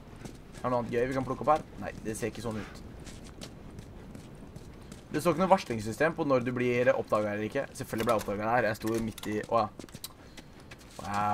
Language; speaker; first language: Norwegian; native; Norwegian